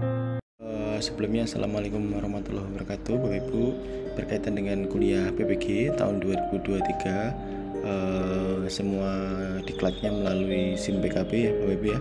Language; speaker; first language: Indonesian; native; Indonesian